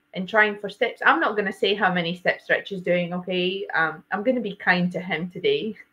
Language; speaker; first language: English; non-native, fluent; Latvian